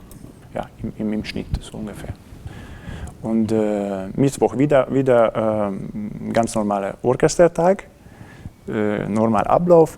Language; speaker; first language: German; non-native, fluent; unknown